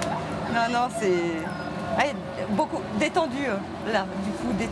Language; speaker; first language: French; native; French